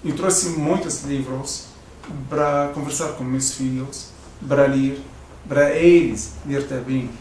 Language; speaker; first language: Portuguese; non-native, learner; Arabic